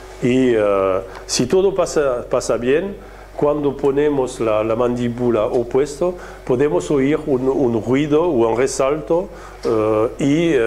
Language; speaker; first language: Spanish; non-native, fluent; French